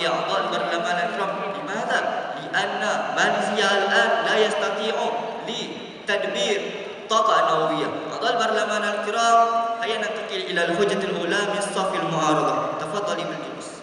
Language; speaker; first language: Arabic; non-native, learner; Malay